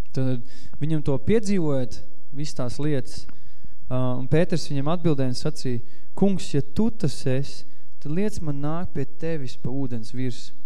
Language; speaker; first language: Latvian; native; Latvian